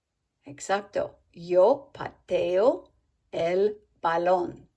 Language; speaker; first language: Spanish; non-native, fluent; English